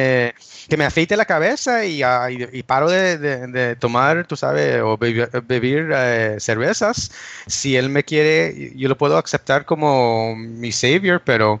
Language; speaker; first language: Spanish; early bilingual, heritage; English